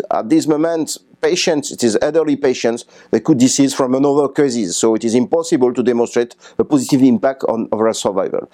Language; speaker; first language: English; non-native, fluent; French